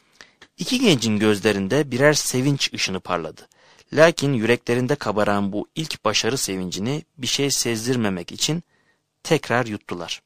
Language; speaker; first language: Turkish; native; Turkish